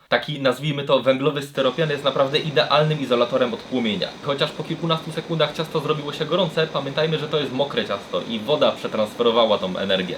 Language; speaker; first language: Polish; native; Polish